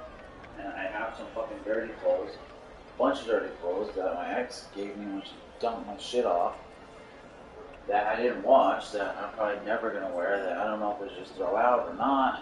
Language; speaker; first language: English; native; English